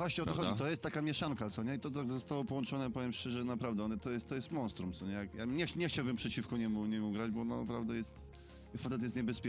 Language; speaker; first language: Polish; native; Polish